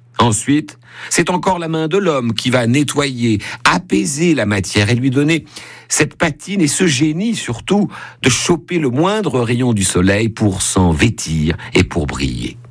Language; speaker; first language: French; native; French